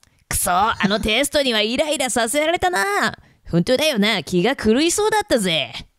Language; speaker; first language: Japanese; early bilingual, heritage; Japanese